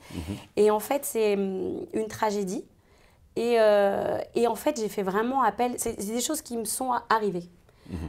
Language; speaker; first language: French; native; French